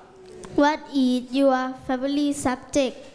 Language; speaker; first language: English; non-native, learner; Thai